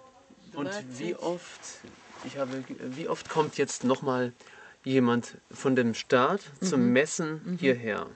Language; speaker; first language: German; native; German